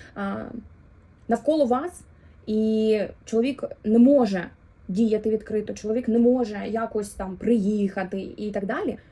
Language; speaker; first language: Ukrainian; non-native, local second language; Russian